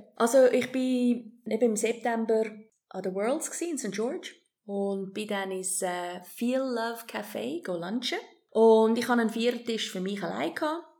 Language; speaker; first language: German; early bilingual, heritage; German